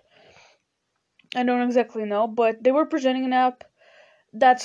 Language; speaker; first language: English; non-native, fluent; Portuguese